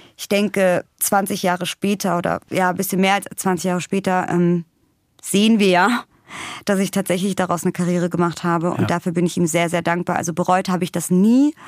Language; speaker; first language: German; early bilingual, other home language; Russian